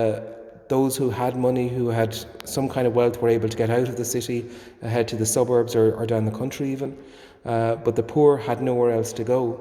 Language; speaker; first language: English; native; English